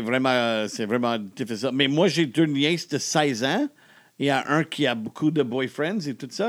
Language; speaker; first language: French; non-native, learner; English